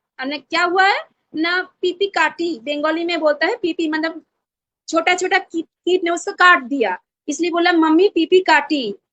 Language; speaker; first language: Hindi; non-native, local second language; Bangla